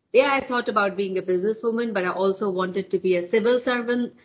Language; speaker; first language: English; non-native, local second language; Hindi